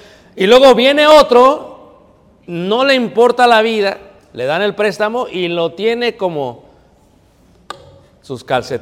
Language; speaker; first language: Spanish; native; Spanish